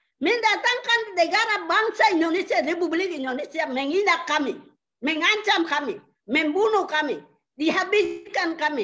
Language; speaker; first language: Indonesian; non-native, local second language; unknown